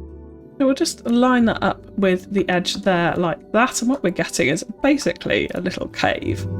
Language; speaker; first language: English; native; English